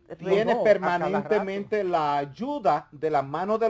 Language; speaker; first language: Spanish; native; Spanish